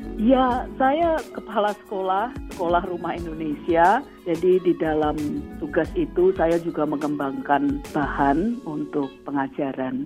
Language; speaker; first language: Indonesian; native; Indonesian